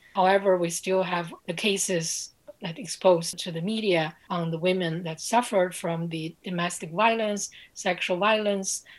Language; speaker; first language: English; non-native, fluent; Chinese